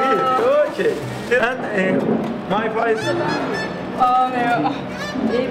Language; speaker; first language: English; non-native, learner; Turkish